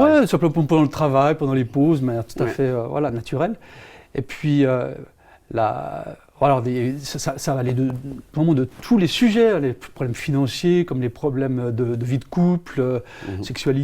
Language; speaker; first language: French; native; French